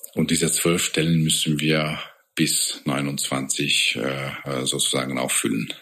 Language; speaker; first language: German; non-native, fluent; Hungarian